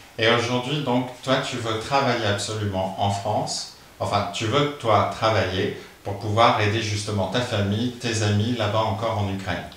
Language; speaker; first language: French; native; French